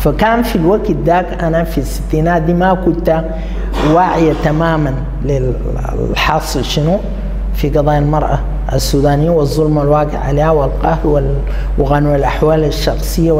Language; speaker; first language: Arabic; native; Arabic